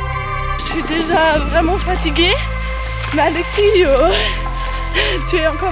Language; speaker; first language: French; non-native, fluent; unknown